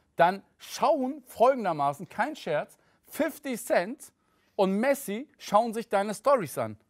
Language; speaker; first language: German; early bilingual, other home language; Turkish